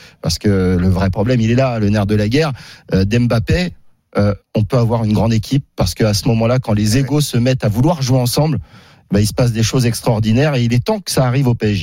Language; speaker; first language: French; native; French